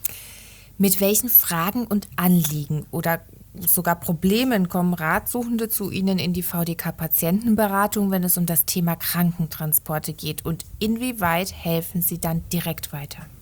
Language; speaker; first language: German; native; German